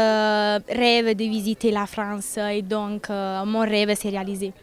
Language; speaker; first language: French; non-native, learner; Italian